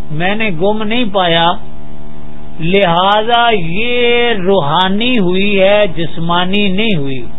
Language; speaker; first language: Urdu; non-native, local second language; Dogri